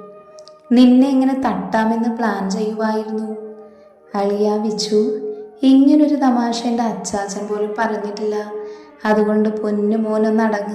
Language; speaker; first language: Malayalam; native; Malayalam